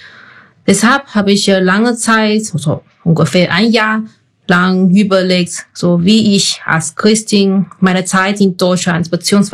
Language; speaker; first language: German; non-native, fluent; Chinese